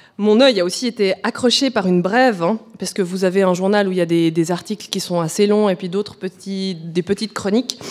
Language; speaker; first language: French; native; French